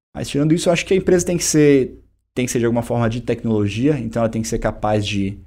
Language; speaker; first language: Portuguese; native; Portuguese